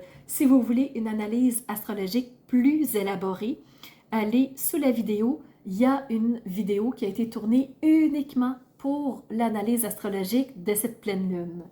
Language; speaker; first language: French; native; French